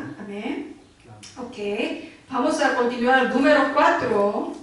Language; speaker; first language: Spanish; non-native, learner; Korean